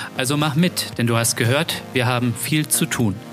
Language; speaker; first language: German; native; German